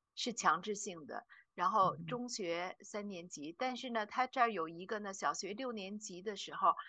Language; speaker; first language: Chinese; native; Chinese